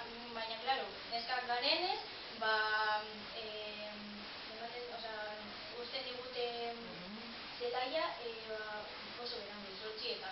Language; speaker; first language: Basque; non-native, local second language; Spanish